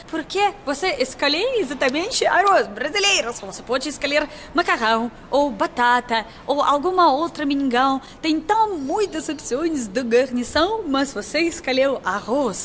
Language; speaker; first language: Portuguese; non-native, learner; Russian